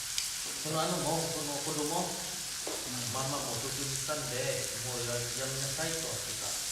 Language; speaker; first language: Japanese; non-native, fluent; Filipino